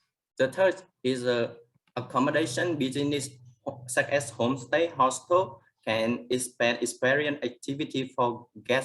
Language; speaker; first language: English; non-native, learner; Vietnamese